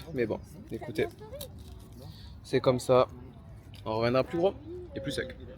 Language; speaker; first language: French; native; French